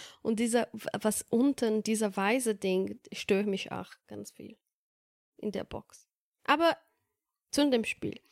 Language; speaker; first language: German; non-native, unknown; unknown